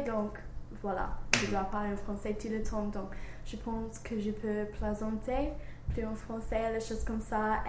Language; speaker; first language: French; non-native, learner; English